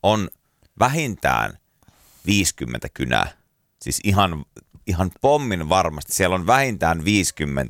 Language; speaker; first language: Finnish; native; Finnish